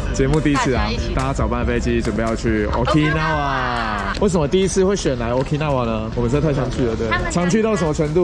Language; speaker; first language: Chinese; native; Chinese